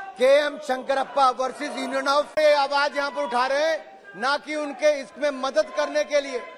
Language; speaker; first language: Hindi; native; Hindi